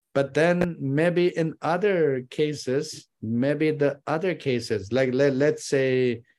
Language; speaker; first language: English; non-native, fluent; Chinese